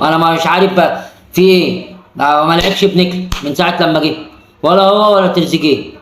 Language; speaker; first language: Arabic; native; Arabic